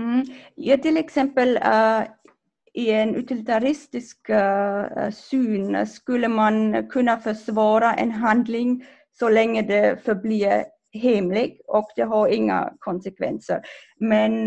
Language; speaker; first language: Swedish; non-native, fluent; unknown